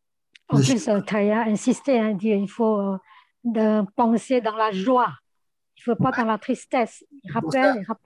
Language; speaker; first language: French; non-native, learner; Vietnamese